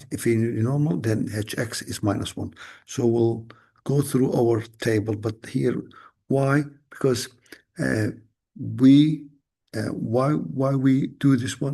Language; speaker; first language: English; non-native, fluent; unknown